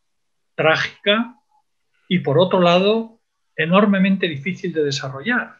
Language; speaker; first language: Spanish; native; Spanish